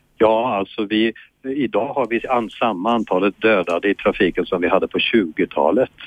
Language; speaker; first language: Swedish; native; Swedish